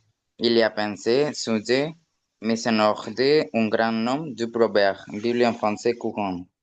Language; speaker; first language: French; non-native, learner; Spanish